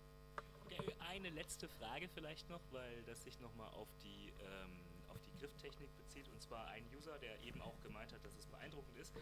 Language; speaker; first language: German; native; German